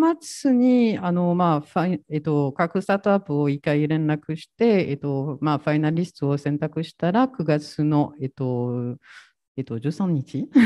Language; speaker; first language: Japanese; non-native, fluent; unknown